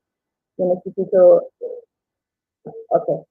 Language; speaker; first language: Spanish; non-native, learner; English